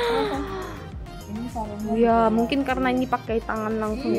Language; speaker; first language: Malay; non-native, fluent; Korean